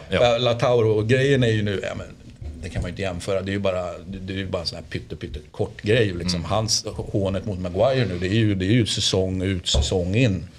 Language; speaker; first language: Swedish; native; Swedish